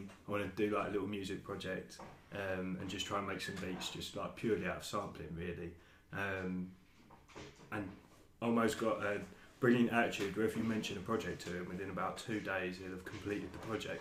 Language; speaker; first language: English; native; English